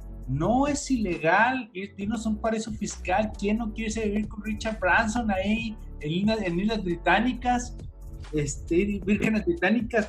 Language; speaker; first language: Spanish; native; Spanish